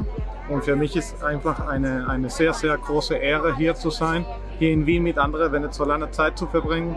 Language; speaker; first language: German; non-native, fluent; Spanish